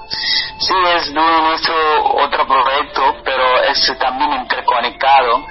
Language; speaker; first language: Spanish; non-native, learner; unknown